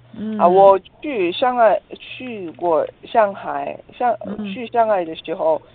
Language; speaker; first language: Chinese; non-native, learner; Korean